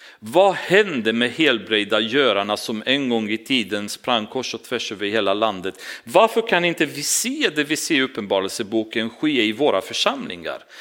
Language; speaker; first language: Swedish; non-native, fluent; Romanian